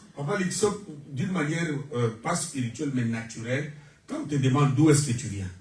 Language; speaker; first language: French; non-native, local second language; Lingala